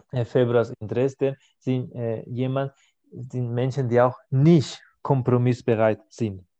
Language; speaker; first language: German; non-native, fluent; Spanish